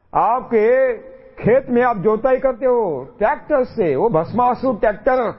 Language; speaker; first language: Hindi; non-native, local second language; Marathi